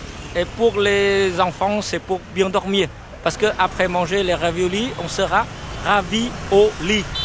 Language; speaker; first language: French; non-native, fluent; Vietnamese